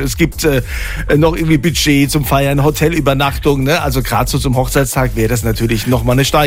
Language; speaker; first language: German; native; German